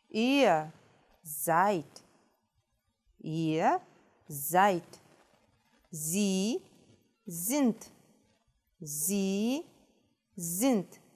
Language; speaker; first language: German; non-native, fluent; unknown